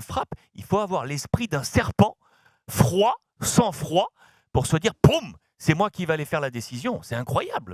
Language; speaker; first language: French; native; French